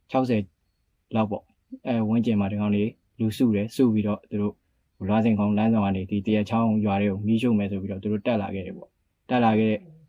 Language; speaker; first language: Burmese; native; Burmese